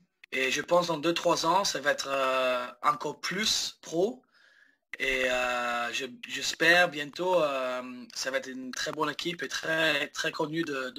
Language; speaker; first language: French; early bilingual, heritage; English